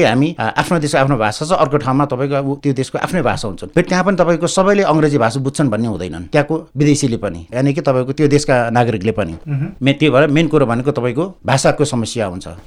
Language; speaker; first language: Nepali; non-native, local second language; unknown